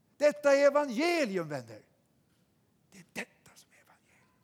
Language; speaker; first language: Swedish; native; Swedish